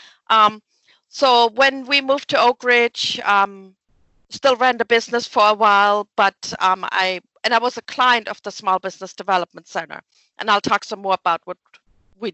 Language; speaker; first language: English; non-native, fluent; German